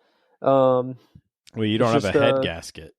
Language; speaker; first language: English; native; English